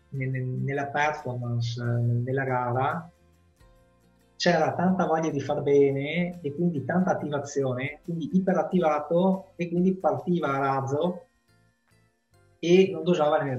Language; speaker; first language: Italian; native; Italian